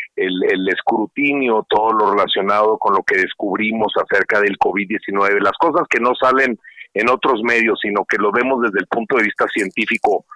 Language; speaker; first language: Spanish; native; Spanish